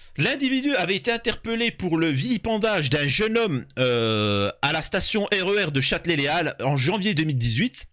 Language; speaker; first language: French; early bilingual, other home language; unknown